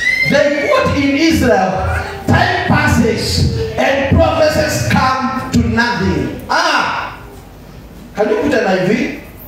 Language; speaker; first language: English; non-native, local second language; Swahili